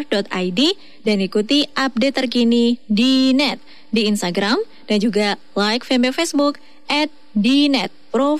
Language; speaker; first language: Indonesian; native; Indonesian